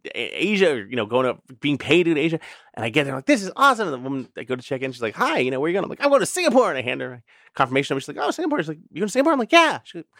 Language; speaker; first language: English; native; English